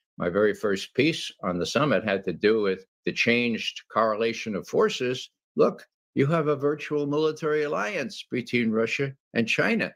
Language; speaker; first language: English; native; English